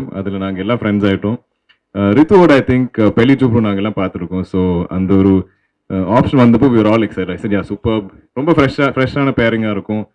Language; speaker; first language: Tamil; non-native, local second language; Malayalam